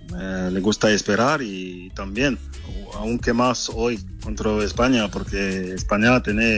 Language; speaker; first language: Spanish; non-native, fluent; French